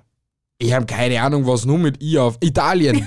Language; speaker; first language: German; native; German